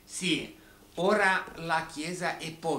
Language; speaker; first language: Italian; non-native, fluent; Romanian